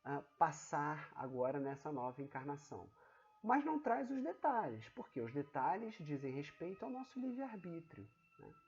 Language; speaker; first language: Portuguese; native; Portuguese